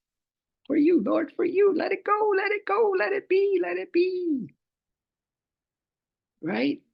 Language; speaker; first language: English; native; English